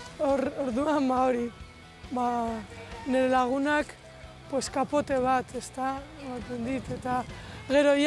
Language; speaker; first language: Basque; non-native, local second language; Spanish